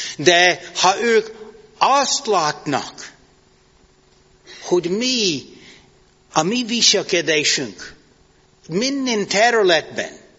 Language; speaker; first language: Hungarian; non-native, fluent; English